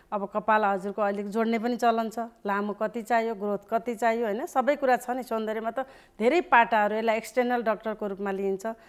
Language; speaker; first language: Nepali; native; Nepali